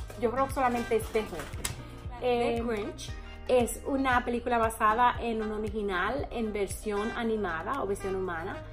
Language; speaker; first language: Spanish; early bilingual, heritage; Spanish